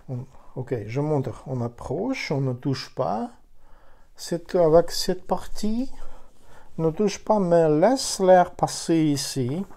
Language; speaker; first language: French; non-native, learner; Ukrainian